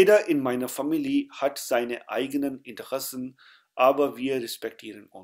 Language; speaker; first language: German; non-native, fluent; Urdu